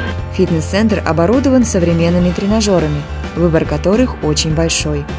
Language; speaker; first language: Russian; native; Russian